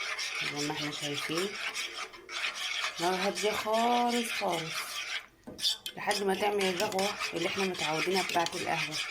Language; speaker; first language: Arabic; native; Arabic